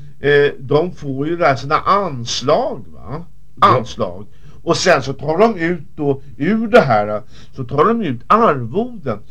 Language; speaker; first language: Swedish; native; Swedish